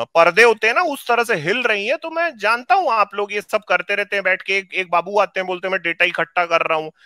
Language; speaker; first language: Hindi; native; Hindi